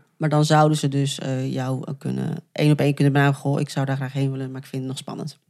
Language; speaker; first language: Dutch; native; Dutch